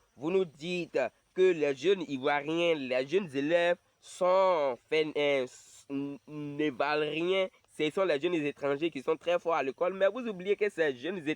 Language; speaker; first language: French; non-native, local second language; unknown